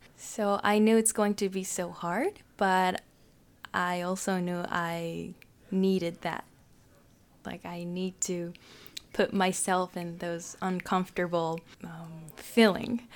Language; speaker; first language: English; non-native, fluent; Japanese